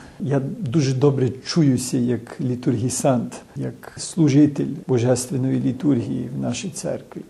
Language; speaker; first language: Ukrainian; early bilingual, heritage; Ukrainian